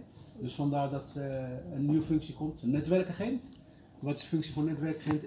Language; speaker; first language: Dutch; early bilingual, other home language; Arabic